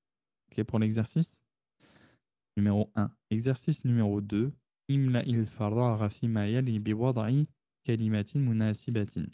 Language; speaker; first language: French; native; French